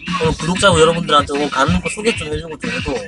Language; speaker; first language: Korean; native; Korean